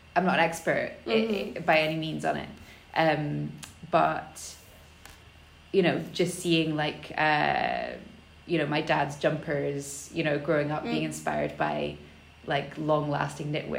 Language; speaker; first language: English; native; English